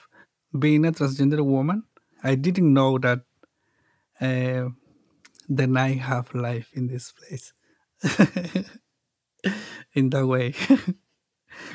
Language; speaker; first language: English; non-native, learner; Spanish